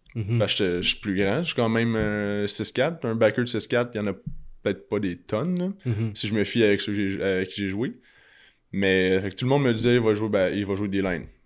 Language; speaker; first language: French; native; French